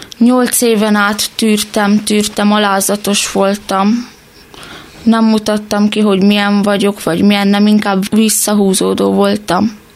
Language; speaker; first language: Hungarian; native; Hungarian